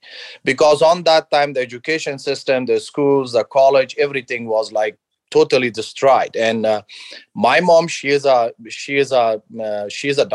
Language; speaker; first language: English; non-native, fluent; Persian